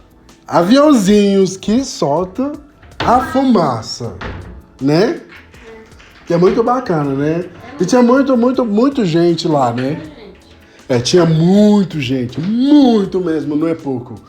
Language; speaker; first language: Portuguese; non-native, fluent; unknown